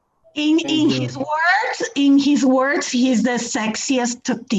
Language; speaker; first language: English; non-native, fluent; Spanish